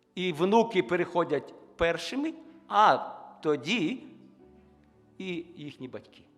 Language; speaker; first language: Ukrainian; non-native, local second language; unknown